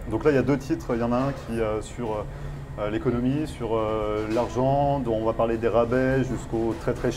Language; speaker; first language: French; native; French